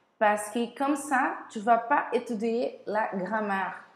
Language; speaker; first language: French; non-native, learner; Portuguese